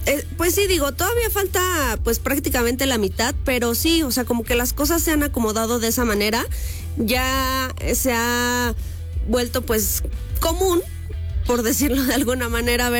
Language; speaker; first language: Spanish; native; Spanish